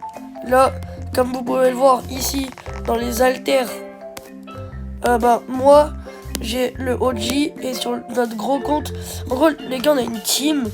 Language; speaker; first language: French; native; French